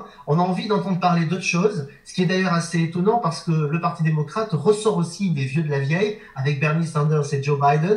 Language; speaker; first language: French; native; French